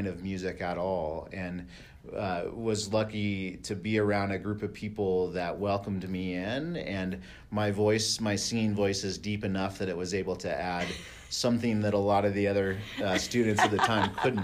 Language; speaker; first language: English; native; English